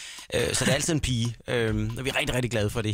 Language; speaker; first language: Danish; native; Danish